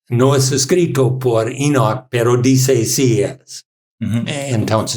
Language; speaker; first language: Spanish; non-native, learner; English